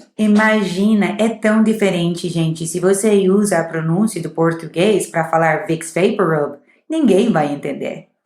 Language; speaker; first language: Portuguese; non-native, fluent; English